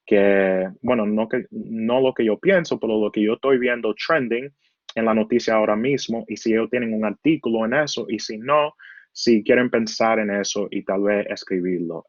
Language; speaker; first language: Spanish; early bilingual, heritage; Spanish